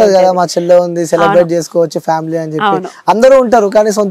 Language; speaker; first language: Telugu; native; Telugu